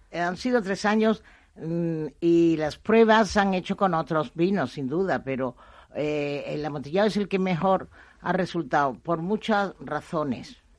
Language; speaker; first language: Spanish; native; Spanish